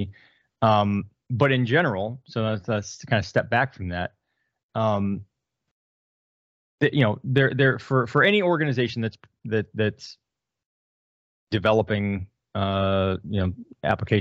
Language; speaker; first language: English; native; English